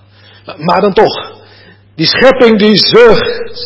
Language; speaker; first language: Dutch; native; Dutch